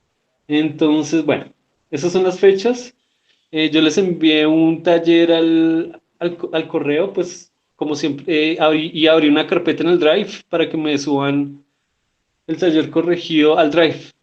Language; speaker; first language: Spanish; native; Spanish